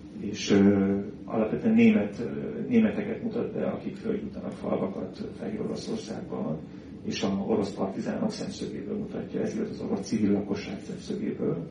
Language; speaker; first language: Hungarian; native; Hungarian